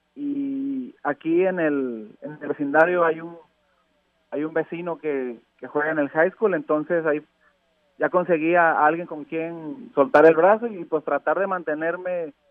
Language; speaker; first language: Spanish; native; Spanish